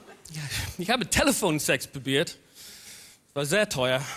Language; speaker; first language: German; non-native, fluent; English